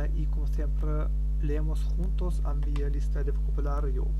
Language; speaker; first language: Spanish; non-native, learner; German